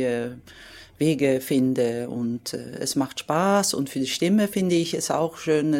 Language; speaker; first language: German; non-native, fluent; Swedish